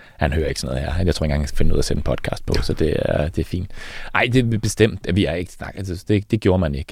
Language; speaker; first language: Danish; native; Danish